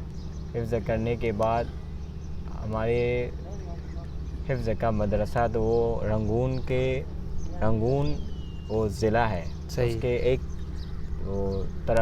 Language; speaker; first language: Hindi; non-native, learner; Burmese